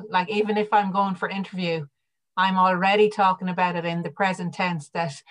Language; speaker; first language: English; native; English